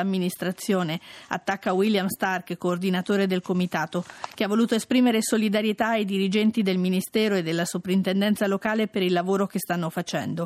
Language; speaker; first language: Italian; native; Italian